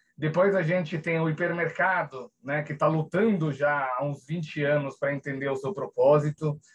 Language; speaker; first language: Portuguese; non-native, fluent; Italian